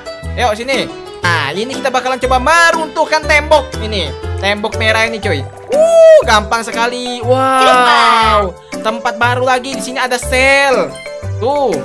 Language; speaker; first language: Indonesian; native; Indonesian